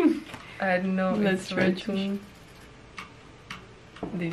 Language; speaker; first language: English; non-native, learner; Russian